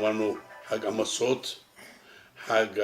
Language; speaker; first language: Hebrew; non-native, local second language; Arabic